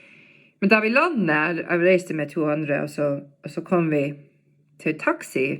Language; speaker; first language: Norwegian; non-native, fluent; English